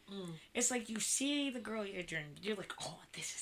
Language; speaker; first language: English; native; English